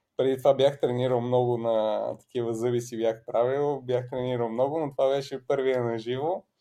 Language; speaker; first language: Bulgarian; early bilingual, other home language; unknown